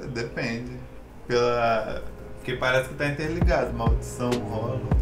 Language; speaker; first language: Portuguese; native; Portuguese